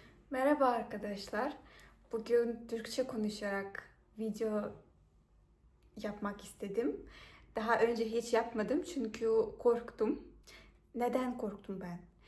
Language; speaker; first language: Turkish; non-native, fluent; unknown